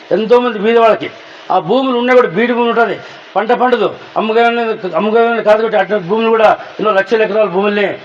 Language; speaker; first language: Telugu; native; Telugu